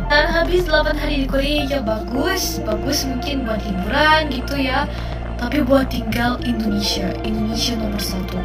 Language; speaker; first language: Indonesian; non-native, fluent; German